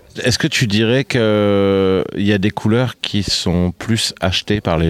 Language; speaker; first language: French; native; French